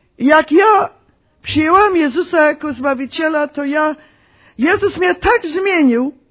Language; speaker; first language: Polish; early bilingual, heritage; Polish